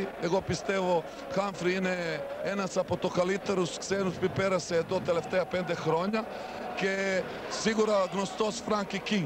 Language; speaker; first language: Greek; non-native, learner; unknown